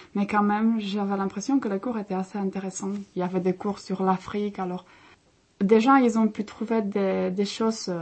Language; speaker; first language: French; non-native, fluent; Czech